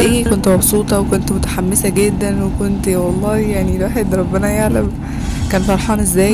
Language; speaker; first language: Arabic; native; Arabic